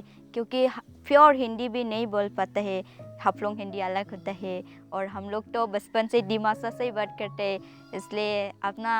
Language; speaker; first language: Hindi; non-native, local second language; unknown